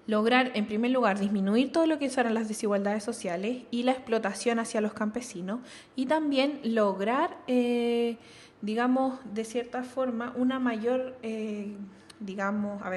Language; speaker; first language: Spanish; native; Spanish